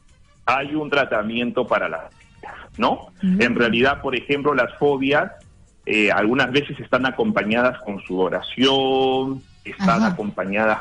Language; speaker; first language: Spanish; native; Spanish